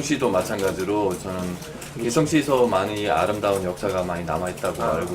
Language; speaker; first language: Korean; non-native, fluent; German